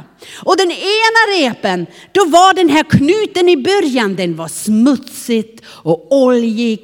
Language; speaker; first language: Swedish; non-native, fluent; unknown